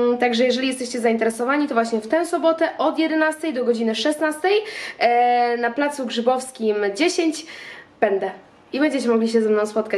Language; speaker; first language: Polish; native; Polish